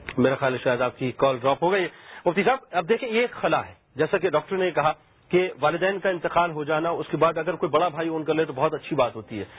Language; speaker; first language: Urdu; native; Urdu